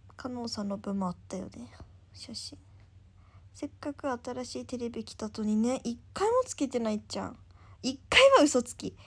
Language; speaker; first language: Japanese; native; Japanese